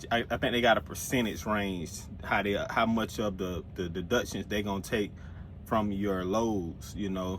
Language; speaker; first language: English; native; English